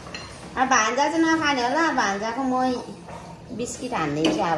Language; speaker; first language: Nepali; native; Nepali